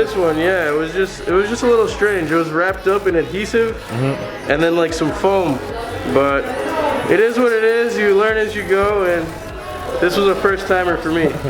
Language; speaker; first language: English; native; English